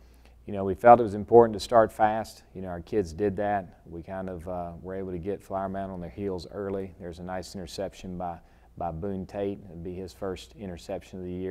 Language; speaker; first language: English; native; English